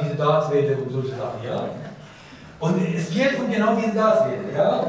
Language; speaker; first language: German; non-native, learner; Persian